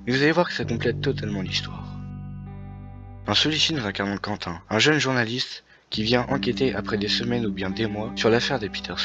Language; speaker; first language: French; native; French